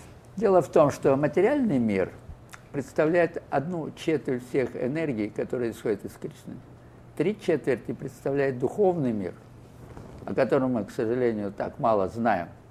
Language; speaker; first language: Russian; native; Russian